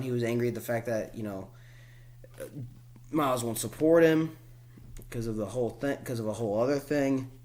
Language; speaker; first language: English; native; English